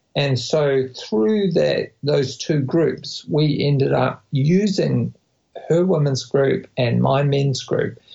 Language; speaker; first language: English; native; English